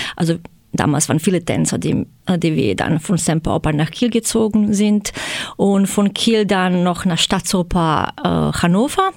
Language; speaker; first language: German; non-native, fluent; Croatian